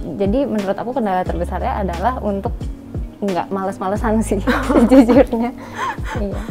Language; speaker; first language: Indonesian; native; Indonesian